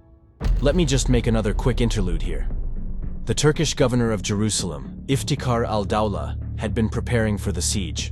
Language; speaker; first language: English; native; English